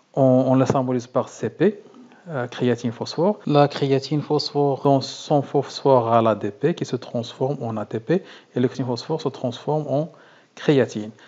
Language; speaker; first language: French; non-native, local second language; Arabic